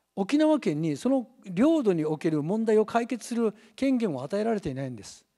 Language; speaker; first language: Japanese; native; Japanese